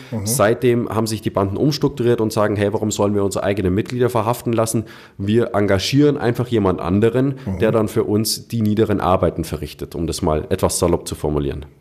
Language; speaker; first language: German; native; German